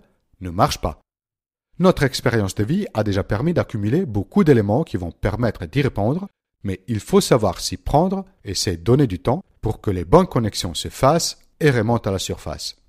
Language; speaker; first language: French; non-native, fluent; Italian